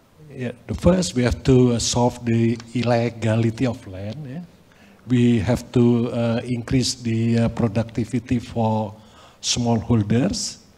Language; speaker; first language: English; non-native, fluent; Indonesian